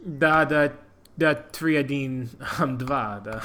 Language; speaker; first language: Russian; non-native, learner; English